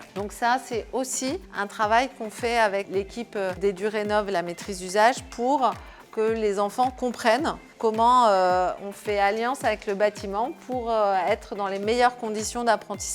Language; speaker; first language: French; native; French